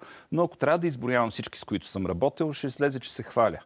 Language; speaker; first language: Bulgarian; native; Bulgarian